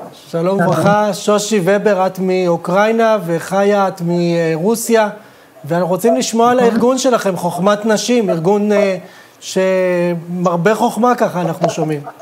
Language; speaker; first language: Hebrew; native; Hebrew